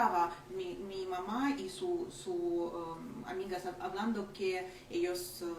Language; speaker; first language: Spanish; non-native, fluent; Ukrainian